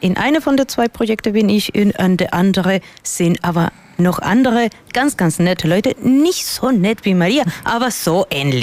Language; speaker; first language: German; non-native, fluent; Spanish